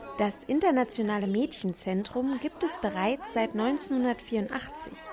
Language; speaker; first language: German; native; German